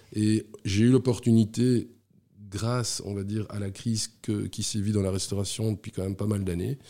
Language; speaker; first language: French; native; French